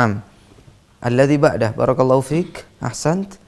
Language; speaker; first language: Arabic; non-native, fluent; Indonesian